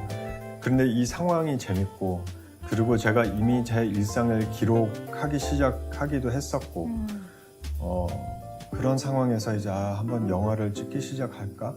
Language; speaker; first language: Korean; early bilingual, heritage; Korean